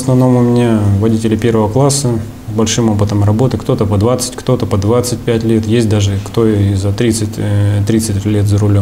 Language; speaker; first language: Russian; native; Russian